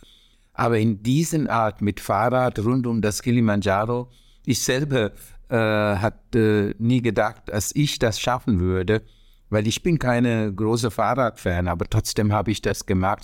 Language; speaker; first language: German; non-native, fluent; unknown